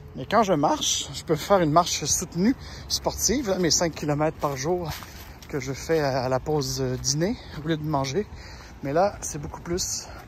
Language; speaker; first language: French; native; French